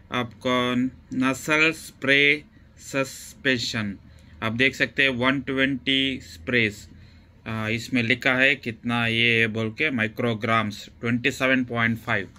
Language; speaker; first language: Hindi; non-native, local second language; Kannada